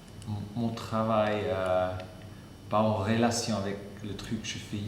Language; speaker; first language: French; non-native, fluent; German